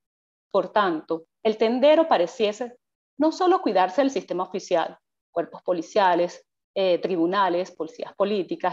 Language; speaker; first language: Spanish; native; Spanish